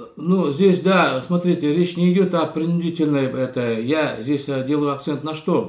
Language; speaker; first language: Russian; non-native, local second language; Kazakh